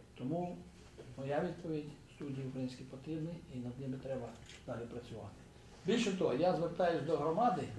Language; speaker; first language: Ukrainian; native; Ukrainian